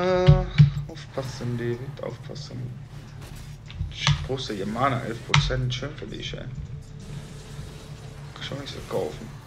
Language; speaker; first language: German; native; German